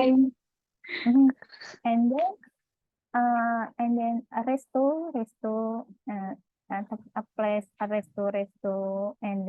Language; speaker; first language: English; non-native, learner; Indonesian